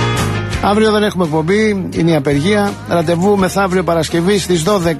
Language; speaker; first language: Greek; native; Greek